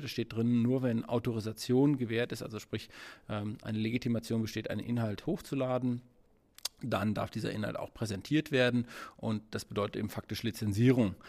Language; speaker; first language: German; native; German